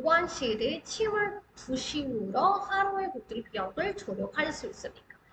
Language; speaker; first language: Korean; non-native, fluent; Hindi